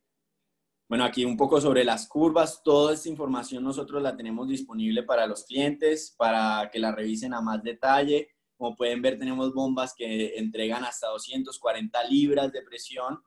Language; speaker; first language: Spanish; native; Spanish